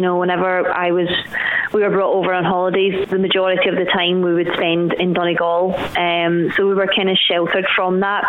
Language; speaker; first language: English; native; English